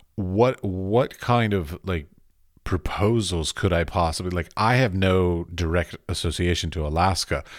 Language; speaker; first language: English; early bilingual, other home language; Finnish